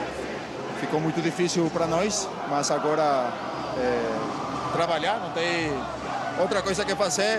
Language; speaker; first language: Portuguese; non-native, fluent; Spanish